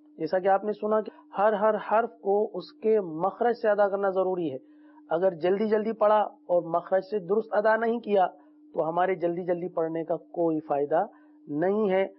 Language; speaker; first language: Urdu; native; Urdu